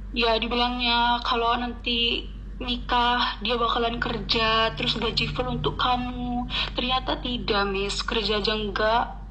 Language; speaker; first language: Indonesian; native; Indonesian